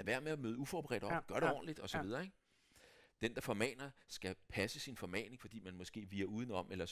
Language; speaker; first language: Danish; native; Danish